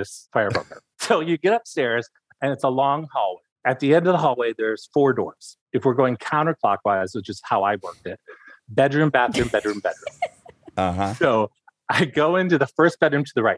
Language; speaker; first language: English; native; English